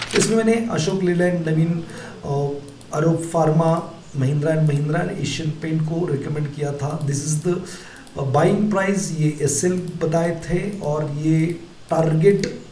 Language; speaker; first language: Hindi; non-native, local second language; Marathi